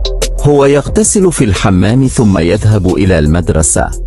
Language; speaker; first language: Arabic; non-native, learner; Indonesian